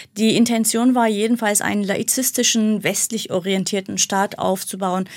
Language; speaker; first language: German; non-native, fluent; Kurdish